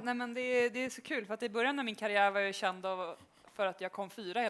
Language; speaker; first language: Swedish; native; Swedish